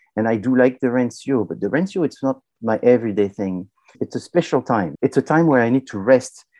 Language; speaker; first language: English; non-native, fluent; French